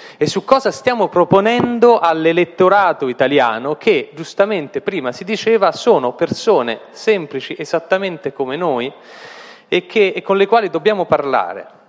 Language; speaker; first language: Italian; native; Italian